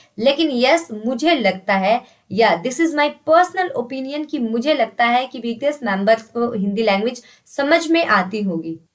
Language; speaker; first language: Hindi; native; Hindi